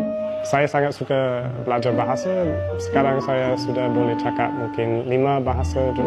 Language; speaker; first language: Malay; non-native, fluent; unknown